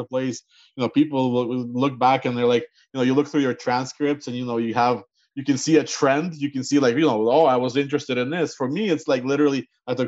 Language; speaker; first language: English; non-native, fluent; Ukrainian